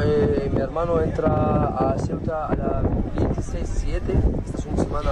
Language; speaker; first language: Spanish; non-native, learner; Arabic